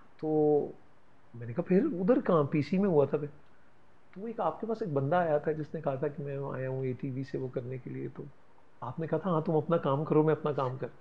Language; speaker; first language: Urdu; non-native, local second language; Punjabi